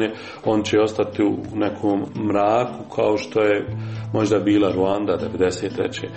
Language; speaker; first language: Serbian; native; Serbian